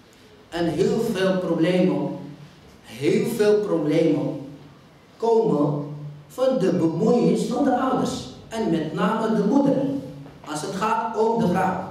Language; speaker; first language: Dutch; non-native, fluent; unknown